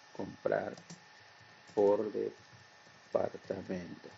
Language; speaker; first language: Spanish; native; Spanish